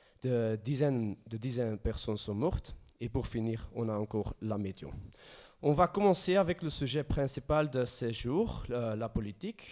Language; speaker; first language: French; non-native, local second language; Dutch